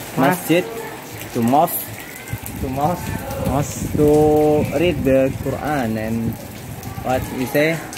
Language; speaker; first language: English; non-native, learner; Indonesian